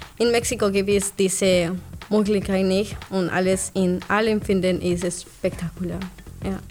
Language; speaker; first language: German; non-native, learner; Spanish